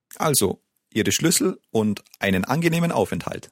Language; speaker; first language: German; native; German